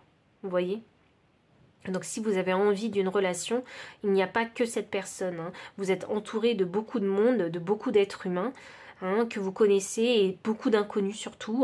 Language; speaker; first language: French; native; French